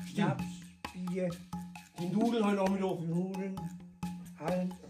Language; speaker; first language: German; native; German